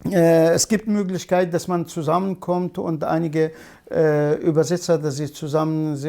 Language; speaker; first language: German; non-native, fluent; Kurdish